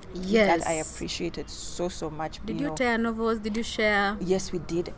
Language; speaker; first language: English; non-native, local second language; Ganda